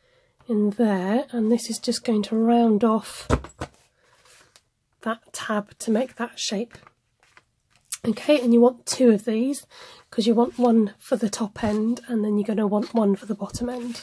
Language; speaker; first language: English; native; English